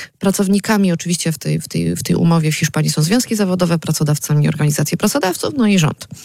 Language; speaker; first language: Polish; native; Polish